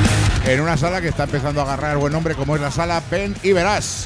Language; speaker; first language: Spanish; native; Spanish